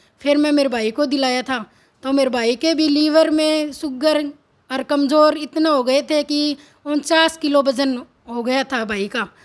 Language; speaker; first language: Hindi; native; Hindi